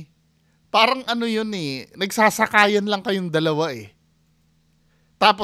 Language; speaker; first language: Filipino; native; Filipino